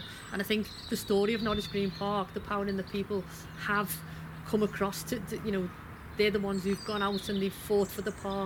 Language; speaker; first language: English; native; English